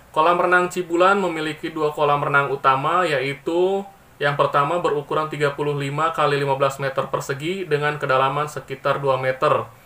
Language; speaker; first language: Indonesian; non-native, local second language; Sundanese